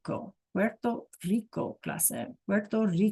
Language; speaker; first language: Spanish; non-native, fluent; English